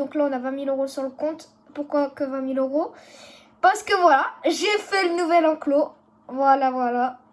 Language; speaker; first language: French; native; French